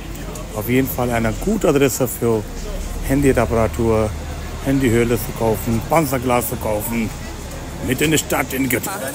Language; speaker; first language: German; non-native, fluent; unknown